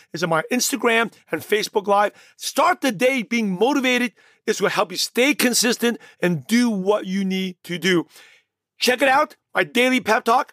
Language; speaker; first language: English; native; English